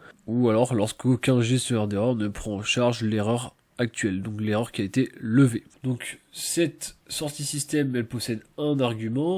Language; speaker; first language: French; native; French